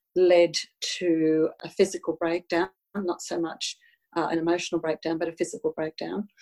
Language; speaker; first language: English; non-native, local second language; Italian